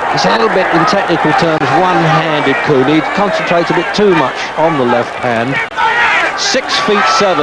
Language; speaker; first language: English; native; English